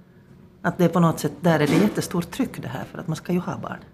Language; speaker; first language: Swedish; native; Swedish